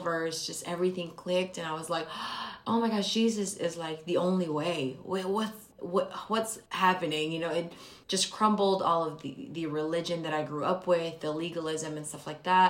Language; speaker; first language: English; early bilingual, other home language; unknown